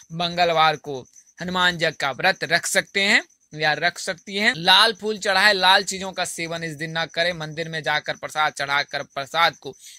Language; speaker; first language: Hindi; native; Hindi